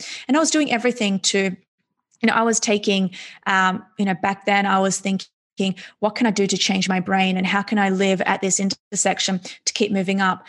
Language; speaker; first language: English; native; English